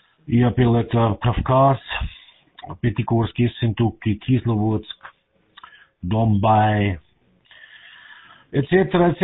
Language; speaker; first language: Russian; non-native, learner; German